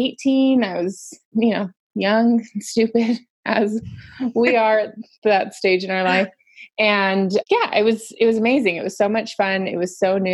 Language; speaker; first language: English; native; English